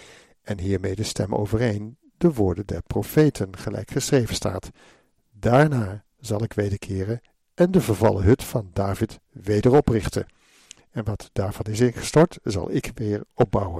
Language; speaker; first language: Dutch; native; Dutch